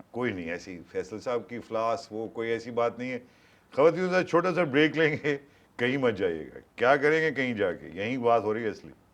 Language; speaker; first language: Urdu; native; Urdu